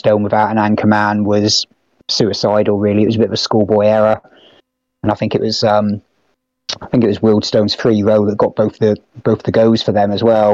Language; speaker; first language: English; native; English